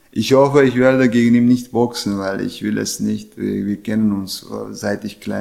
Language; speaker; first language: German; non-native, fluent; Chechen